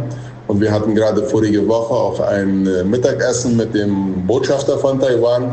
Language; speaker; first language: German; non-native, local second language; Plautdietsch